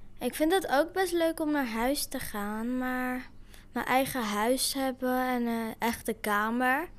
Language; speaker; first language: Dutch; early bilingual, other home language; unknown